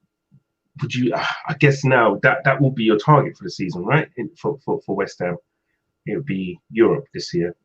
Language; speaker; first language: English; native; English